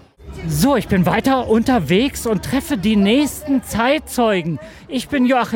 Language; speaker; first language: German; native; German